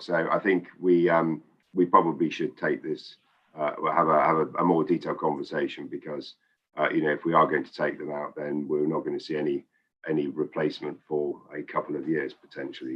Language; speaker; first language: English; native; English